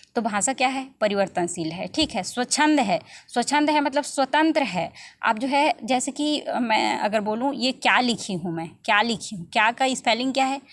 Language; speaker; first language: Hindi; non-native, local second language; Chhattisgarhi